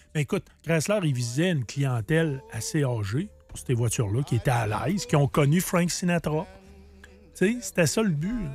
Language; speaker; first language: French; native; French